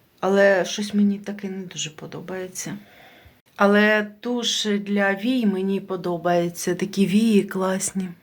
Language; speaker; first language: Ukrainian; native; Ukrainian